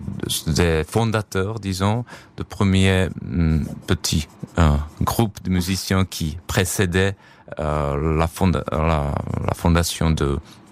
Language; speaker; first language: French; non-native, fluent; Czech